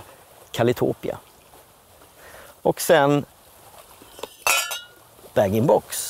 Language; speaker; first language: Swedish; native; Swedish